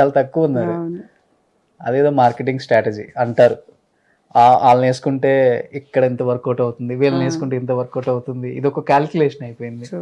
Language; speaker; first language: Telugu; native; Telugu